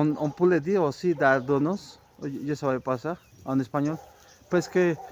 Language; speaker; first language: French; non-native, fluent; Spanish